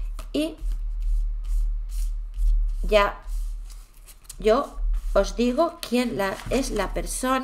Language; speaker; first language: Spanish; native; Spanish